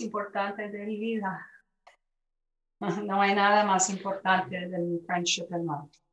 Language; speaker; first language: Spanish; early bilingual, other home language; English